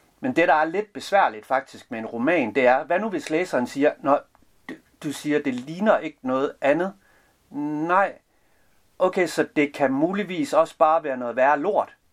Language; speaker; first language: Danish; early bilingual, other home language; Serbian